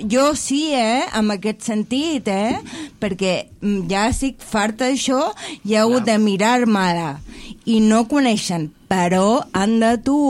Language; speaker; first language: Catalan; native; Catalan